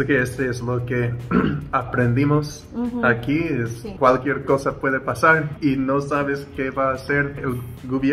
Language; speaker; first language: Spanish; non-native, learner; English